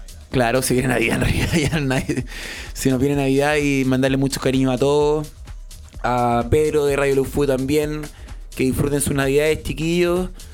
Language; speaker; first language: Spanish; native; Spanish